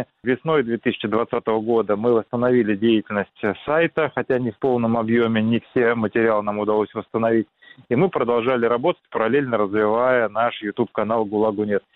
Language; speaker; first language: Russian; native; Russian